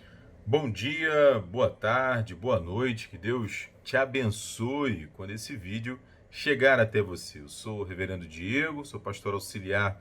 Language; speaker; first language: Portuguese; native; Portuguese